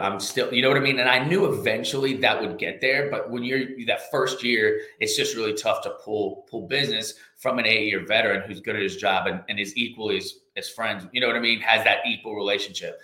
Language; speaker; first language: English; native; English